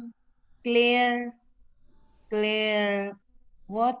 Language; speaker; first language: English; non-native, learner; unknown